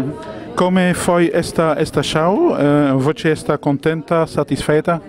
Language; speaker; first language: Portuguese; non-native, learner; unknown